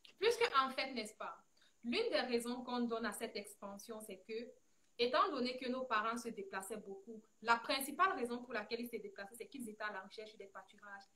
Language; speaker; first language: French; non-native, local second language; Fula